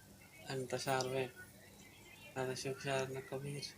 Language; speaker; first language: Arabic; non-native, learner; Oromo